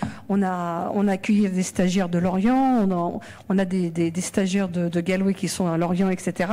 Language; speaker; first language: French; native; French